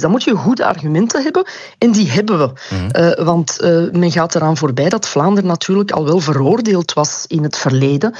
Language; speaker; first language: Dutch; native; Dutch